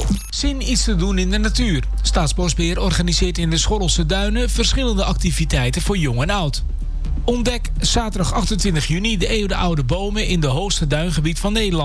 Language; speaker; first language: Dutch; native; Dutch